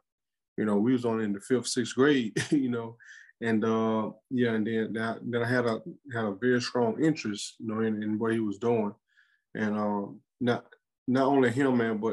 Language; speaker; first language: English; native; English